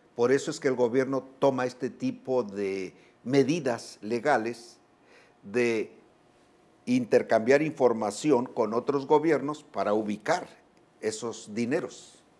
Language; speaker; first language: Spanish; native; Spanish